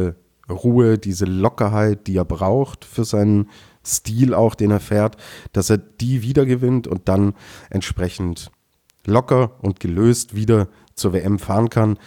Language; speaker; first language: German; native; German